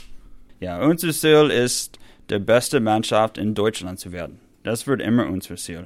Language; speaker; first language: German; non-native, fluent; English